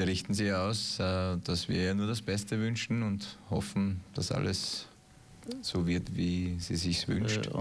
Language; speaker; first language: German; native; German